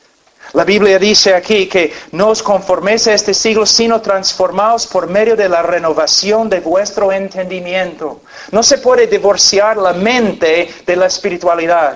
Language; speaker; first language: Spanish; non-native, fluent; English